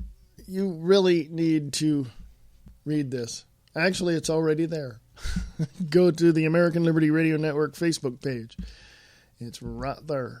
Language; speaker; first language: English; native; English